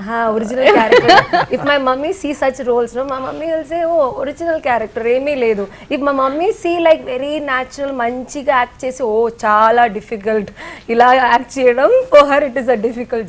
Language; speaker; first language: Telugu; non-native, fluent; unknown